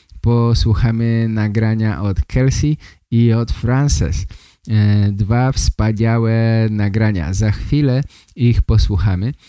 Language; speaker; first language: Polish; native; Polish